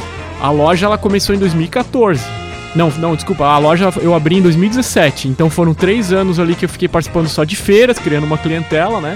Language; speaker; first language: Portuguese; native; Portuguese